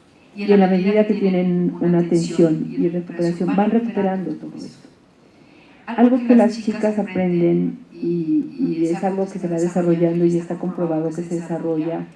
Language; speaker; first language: Spanish; native; Spanish